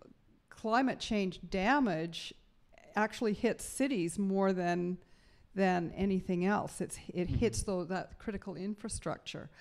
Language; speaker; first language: English; native; English